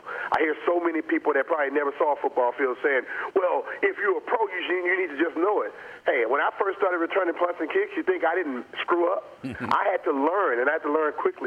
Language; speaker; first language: English; native; English